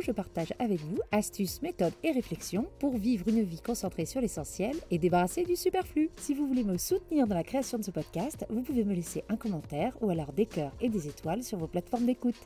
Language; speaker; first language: French; native; French